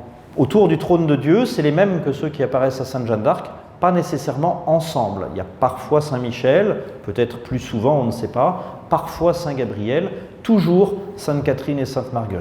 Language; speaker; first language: French; native; French